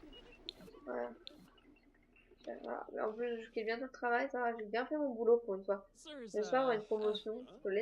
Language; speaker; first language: French; native; French